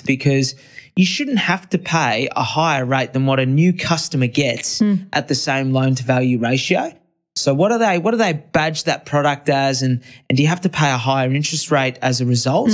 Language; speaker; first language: English; native; English